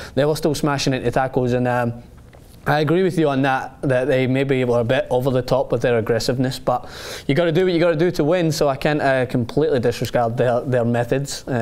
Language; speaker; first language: English; native; English